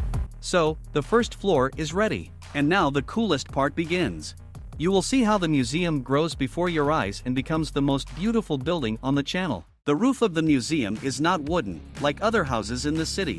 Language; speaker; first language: English; non-native, fluent; Russian